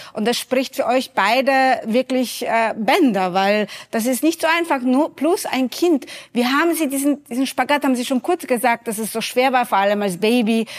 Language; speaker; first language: German; non-native, fluent; Polish